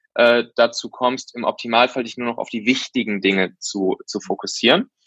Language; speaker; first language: German; native; German